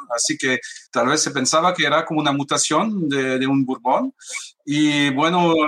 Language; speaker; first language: Spanish; non-native, fluent; French